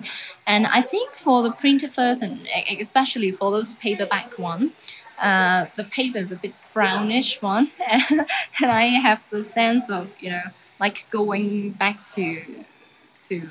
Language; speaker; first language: English; non-native, local second language; Cantonese